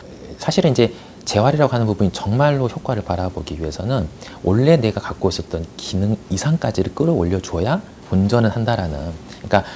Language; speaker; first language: Korean; native; Korean